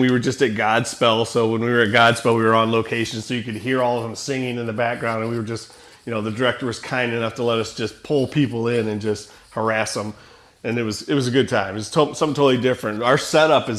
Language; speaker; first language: English; native; English